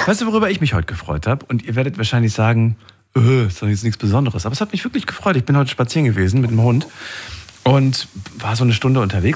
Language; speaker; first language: German; native; German